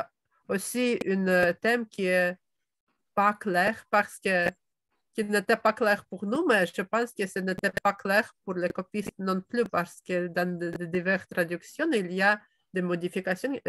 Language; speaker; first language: French; non-native, fluent; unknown